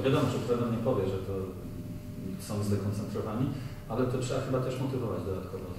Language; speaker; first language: Polish; native; Polish